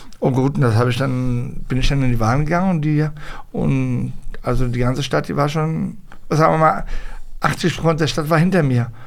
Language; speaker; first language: German; early bilingual, other home language; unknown